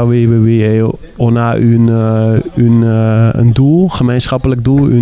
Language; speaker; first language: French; non-native, learner; Dutch